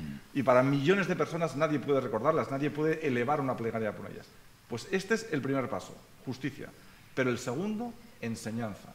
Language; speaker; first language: Spanish; native; Spanish